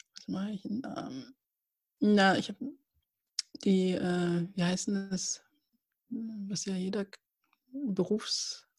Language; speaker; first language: German; early bilingual, other home language; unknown